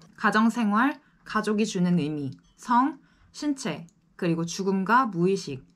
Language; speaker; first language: Korean; native; Korean